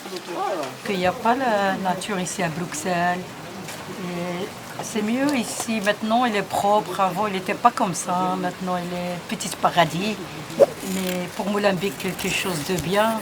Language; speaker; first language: French; non-native, learner; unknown